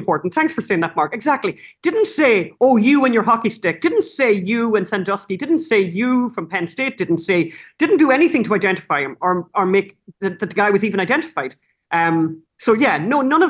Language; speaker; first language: English; native; English